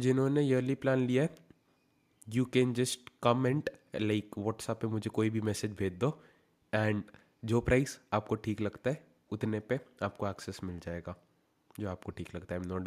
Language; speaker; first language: Hindi; native; Hindi